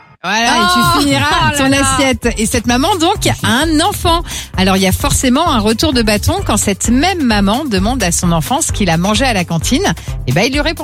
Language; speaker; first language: French; native; French